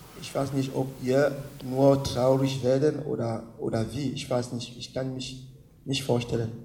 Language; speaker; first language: German; non-native, learner; French